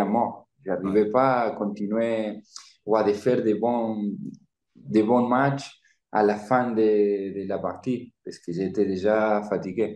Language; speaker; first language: French; non-native, fluent; Spanish